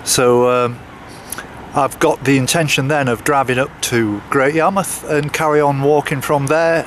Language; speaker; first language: English; native; English